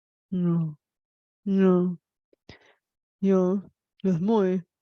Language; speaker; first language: Dutch; non-native, fluent; Bulgarian